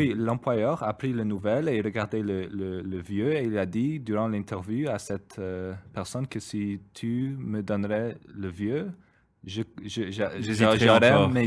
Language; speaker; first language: French; non-native, fluent; Spanish